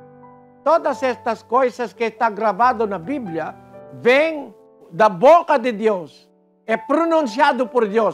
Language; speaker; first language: Portuguese; non-native, fluent; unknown